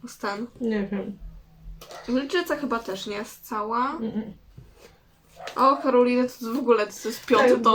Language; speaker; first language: Polish; native; Polish